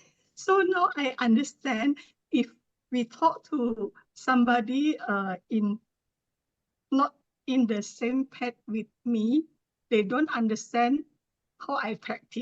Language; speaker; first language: English; non-native, learner; Thai